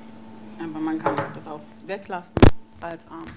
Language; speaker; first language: German; early bilingual, other home language; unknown